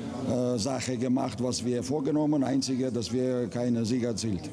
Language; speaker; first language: German; non-native, learner; Russian